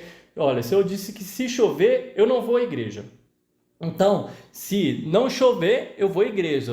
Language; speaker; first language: Portuguese; native; Portuguese